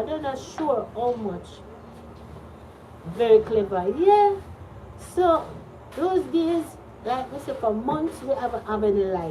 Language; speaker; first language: English; non-native, local second language; Jamaican Creole English